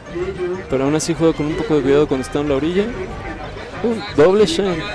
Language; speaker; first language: Spanish; native; Spanish